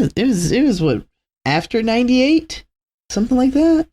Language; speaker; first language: English; native; English